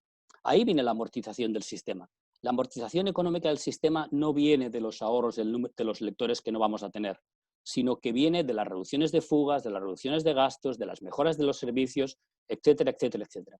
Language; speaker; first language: Spanish; native; Spanish